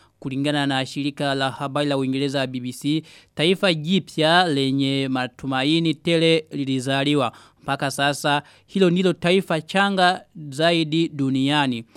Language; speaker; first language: Swahili; non-native, local second language; Rundi